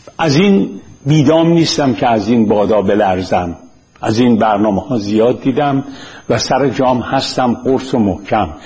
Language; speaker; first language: Persian; native; Persian